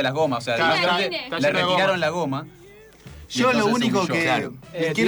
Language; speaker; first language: Spanish; native; Spanish